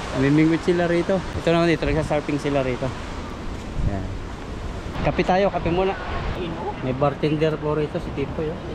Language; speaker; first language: Filipino; native; Filipino